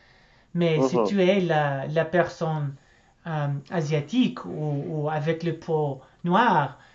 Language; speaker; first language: French; non-native, learner; English